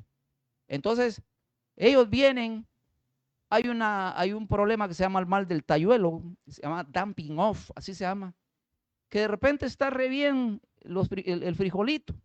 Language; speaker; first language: Spanish; native; Spanish